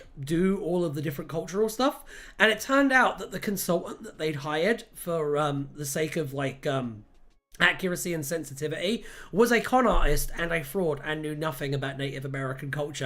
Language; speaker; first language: English; native; English